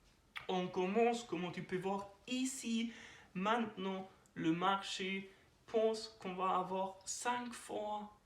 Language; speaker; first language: French; non-native, learner; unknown